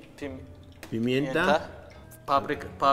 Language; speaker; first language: Spanish; non-native, learner; Turkish